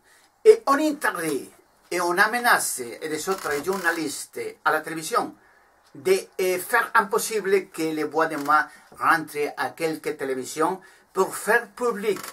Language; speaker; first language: French; non-native, learner; Spanish